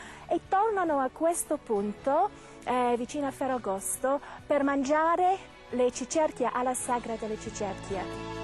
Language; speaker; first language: Italian; non-native, fluent; English